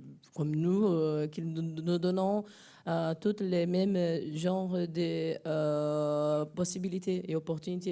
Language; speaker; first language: French; non-native, fluent; Portuguese